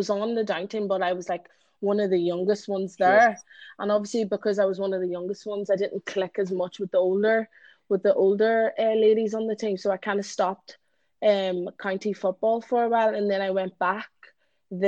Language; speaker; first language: English; native; English